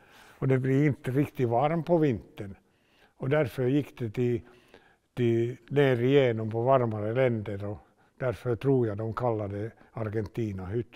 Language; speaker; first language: Swedish; non-native, local second language; Finnish